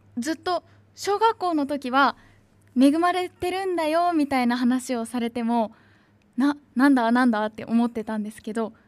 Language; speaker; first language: Japanese; native; Japanese